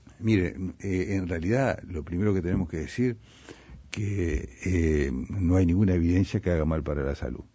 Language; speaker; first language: Spanish; native; Spanish